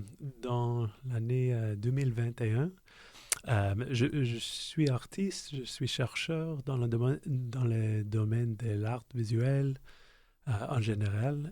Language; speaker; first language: French; non-native, local second language; English